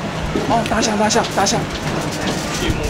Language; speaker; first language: Chinese; native; Chinese